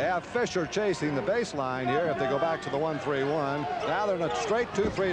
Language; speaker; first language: English; native; English